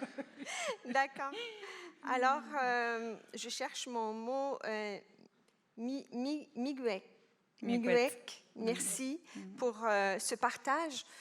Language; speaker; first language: French; non-native, local second language; Arabic